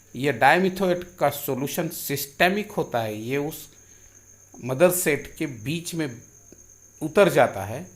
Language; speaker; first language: Hindi; non-native, local second language; Marathi